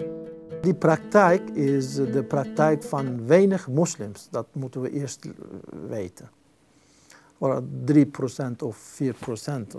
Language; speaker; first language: Dutch; non-native, fluent; Turkish